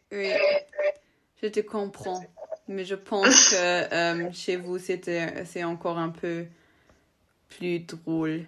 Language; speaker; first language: French; non-native, local second language; Luxembourgish